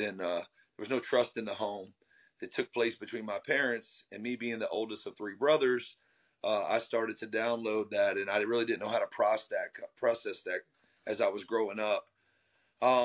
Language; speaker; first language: English; native; English